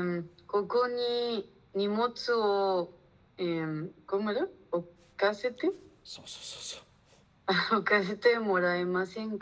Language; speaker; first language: Japanese; non-native, learner; Spanish